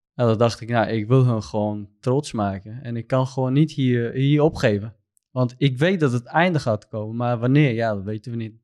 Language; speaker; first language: Dutch; non-native, fluent; Turkish